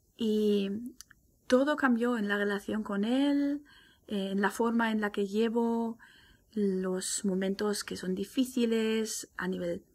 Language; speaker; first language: Spanish; non-native, fluent; German